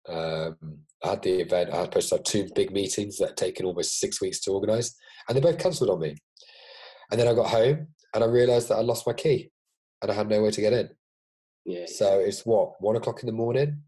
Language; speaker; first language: English; native; English